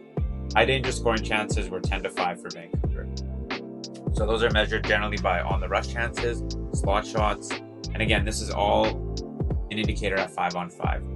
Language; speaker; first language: English; native; English